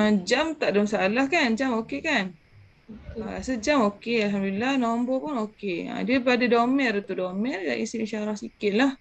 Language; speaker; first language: Malay; native; Malay